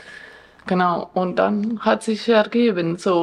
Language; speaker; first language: German; non-native, fluent; Spanish